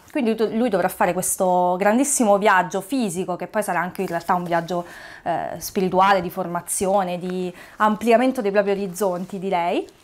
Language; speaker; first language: Italian; native; Italian